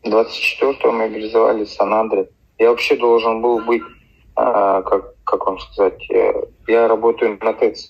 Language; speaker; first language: Russian; native; Russian